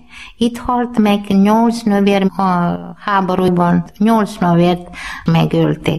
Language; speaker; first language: Hungarian; non-native, learner; Malayalam